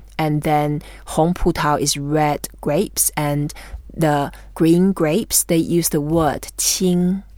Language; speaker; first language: English; non-native, fluent; Chinese